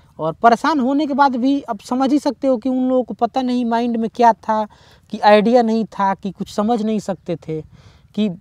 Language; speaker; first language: Hindi; native; Hindi